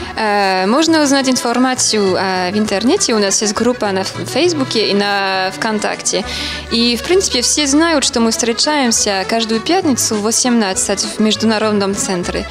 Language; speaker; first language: Russian; non-native, fluent; French